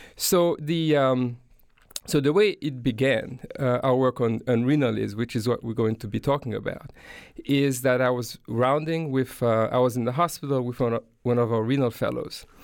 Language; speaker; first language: English; non-native, fluent; Haitian Creole